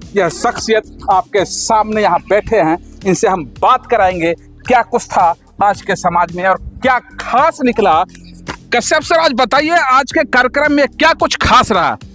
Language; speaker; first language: Hindi; native; Hindi